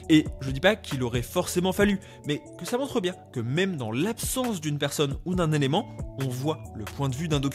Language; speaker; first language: French; native; French